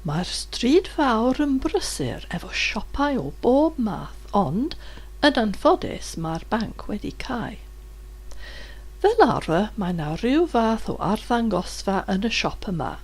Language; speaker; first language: Welsh; non-native, fluent; English